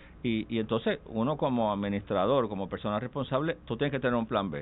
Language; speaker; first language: Spanish; native; Spanish